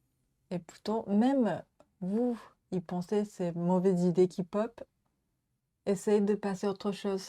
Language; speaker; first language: French; non-native, learner; Japanese